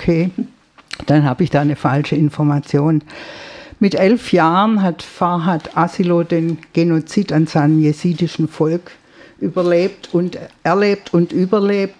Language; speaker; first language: German; native; German